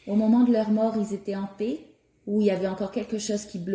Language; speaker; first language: French; native; French